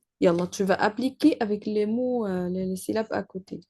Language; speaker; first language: French; non-native, learner; Arabic